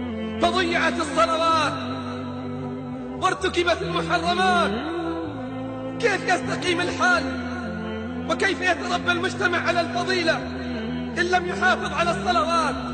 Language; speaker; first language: Arabic; native; Arabic